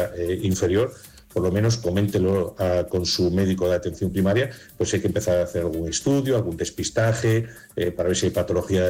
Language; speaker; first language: Spanish; native; Spanish